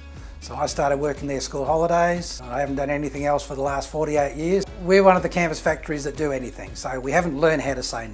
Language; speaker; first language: English; early bilingual, other home language; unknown